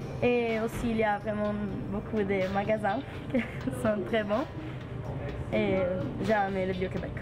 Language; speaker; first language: French; non-native, learner; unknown